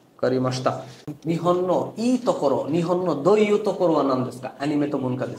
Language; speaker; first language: Japanese; non-native, fluent; Bangla